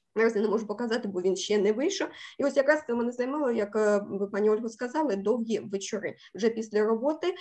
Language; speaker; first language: Ukrainian; native; Ukrainian